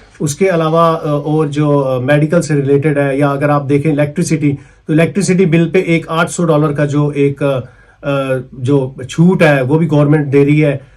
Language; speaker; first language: Hindi; native; Hindi